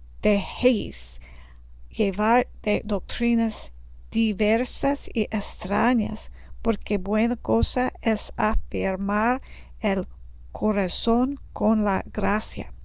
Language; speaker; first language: Spanish; non-native, learner; English